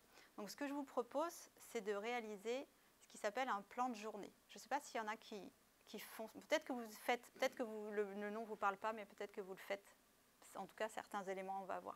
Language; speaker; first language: French; native; French